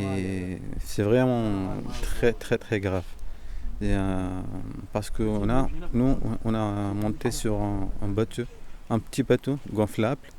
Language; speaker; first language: French; non-native, fluent; Arabic